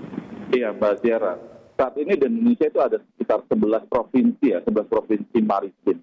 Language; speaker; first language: Indonesian; native; Indonesian